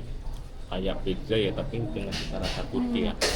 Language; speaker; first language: Indonesian; native; Indonesian